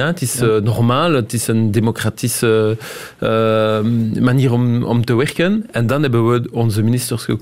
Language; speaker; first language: Dutch; non-native, local second language; French